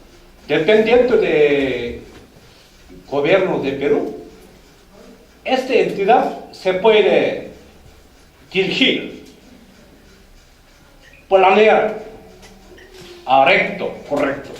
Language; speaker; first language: Spanish; non-native, learner; Korean